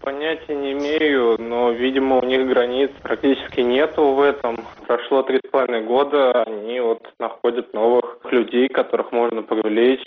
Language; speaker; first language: Russian; native; Russian